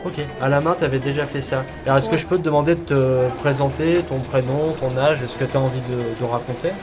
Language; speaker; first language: French; native; French